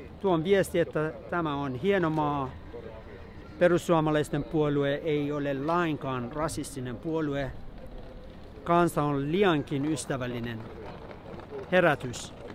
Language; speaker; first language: Finnish; non-native, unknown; Persian